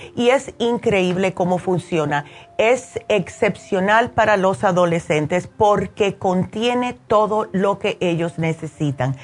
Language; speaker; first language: Spanish; early bilingual, heritage; Spanish